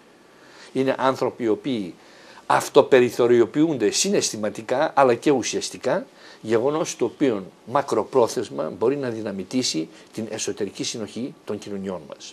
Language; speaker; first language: Greek; native; Greek